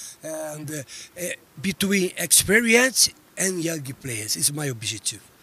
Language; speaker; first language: English; non-native, learner; Portuguese